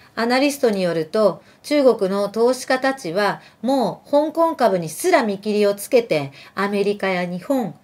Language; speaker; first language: Japanese; early bilingual, other home language; Arabic